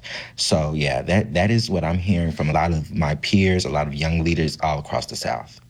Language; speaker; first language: English; native; English